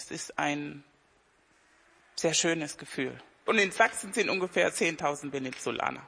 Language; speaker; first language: German; non-native, fluent; Spanish